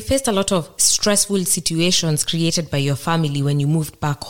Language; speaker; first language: English; non-native, local second language; Kikuyu